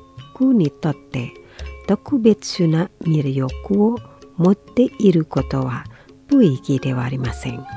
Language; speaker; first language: Japanese; non-native, fluent; Indonesian